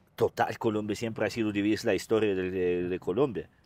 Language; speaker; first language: Spanish; non-native, fluent; Russian